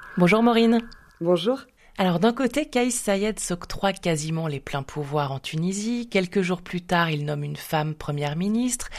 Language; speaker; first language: French; native; French